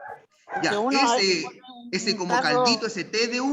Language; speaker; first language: Spanish; native; Spanish